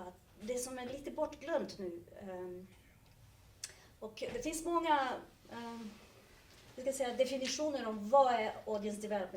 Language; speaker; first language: Swedish; non-native, fluent; Serbian